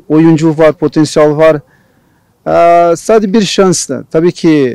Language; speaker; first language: Turkish; non-native, learner; Portuguese